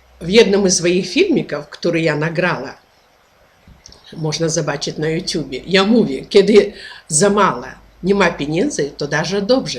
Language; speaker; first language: Polish; non-native, learner; Ukrainian